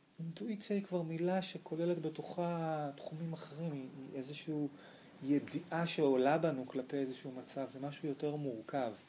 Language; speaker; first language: Hebrew; native; Hebrew